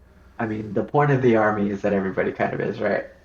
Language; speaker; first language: English; native; English